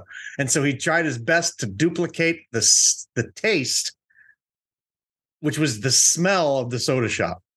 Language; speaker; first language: English; native; English